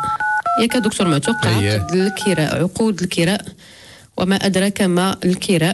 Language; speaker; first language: Arabic; native; Arabic